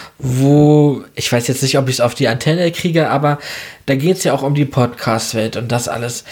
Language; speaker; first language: German; native; German